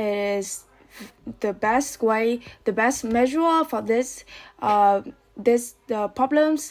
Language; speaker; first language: English; non-native, learner; Vietnamese